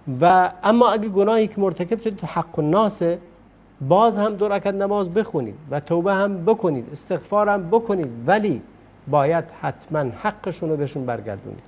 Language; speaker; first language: Persian; native; Persian